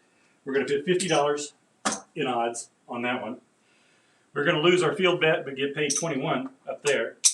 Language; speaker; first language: English; native; English